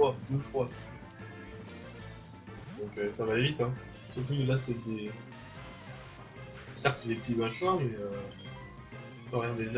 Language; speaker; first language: French; native; French